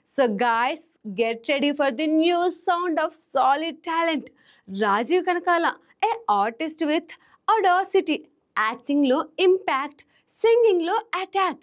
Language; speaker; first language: English; non-native, local second language; Telugu